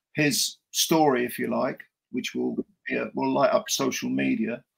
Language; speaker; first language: English; native; English